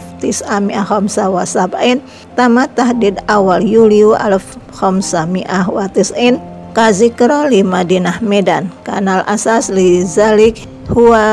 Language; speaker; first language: Arabic; non-native, fluent; Indonesian